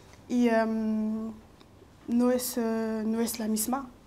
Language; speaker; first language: Spanish; non-native, local second language; French